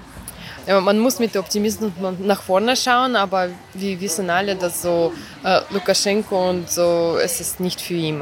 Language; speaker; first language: German; non-native, fluent; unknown